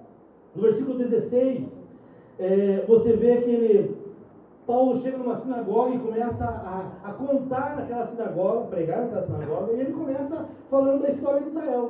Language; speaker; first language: Portuguese; native; Portuguese